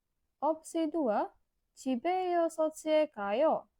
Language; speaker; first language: Korean; non-native, learner; Indonesian